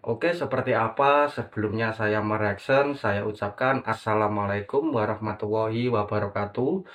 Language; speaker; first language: Indonesian; native; Indonesian